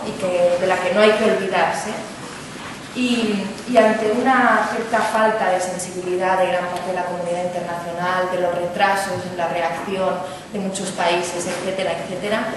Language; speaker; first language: Spanish; native; Spanish